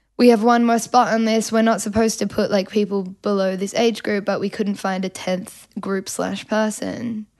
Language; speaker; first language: English; native; English